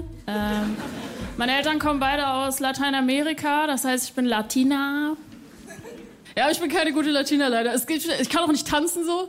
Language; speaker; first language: German; early bilingual, other home language; Spanish